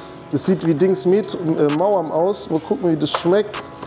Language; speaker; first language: German; native; German